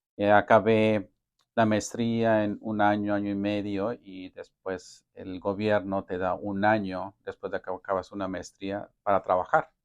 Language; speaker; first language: Spanish; native; Spanish